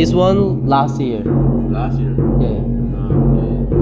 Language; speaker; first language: English; non-native, learner; Korean